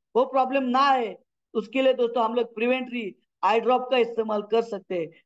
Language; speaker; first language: Hindi; non-native, local second language; Marathi